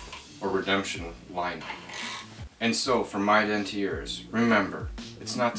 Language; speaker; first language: English; native; English